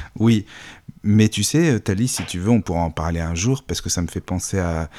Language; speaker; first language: French; native; French